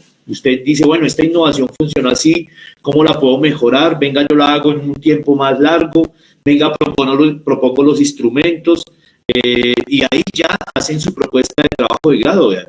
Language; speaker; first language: Spanish; native; Spanish